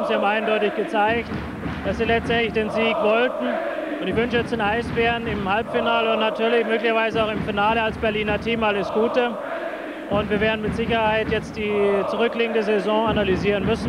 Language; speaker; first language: German; native; German